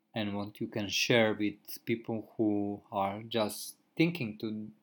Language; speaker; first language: English; non-native, fluent; Croatian